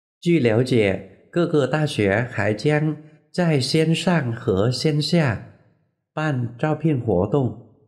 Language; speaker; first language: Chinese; non-native, fluent; Vietnamese